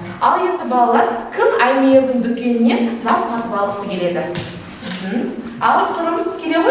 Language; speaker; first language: Kazakh; native; Kazakh